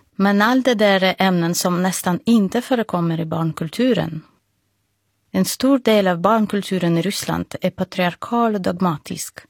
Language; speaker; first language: Swedish; non-native, fluent; Russian